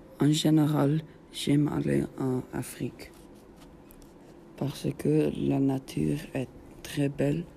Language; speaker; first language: French; non-native, learner; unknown